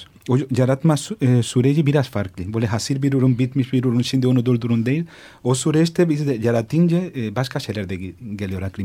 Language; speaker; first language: Turkish; non-native, fluent; Spanish